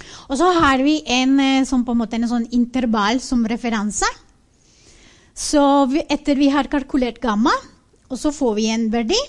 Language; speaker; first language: Norwegian; non-native, fluent; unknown